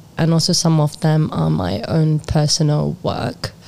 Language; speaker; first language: English; non-native, local second language; Cantonese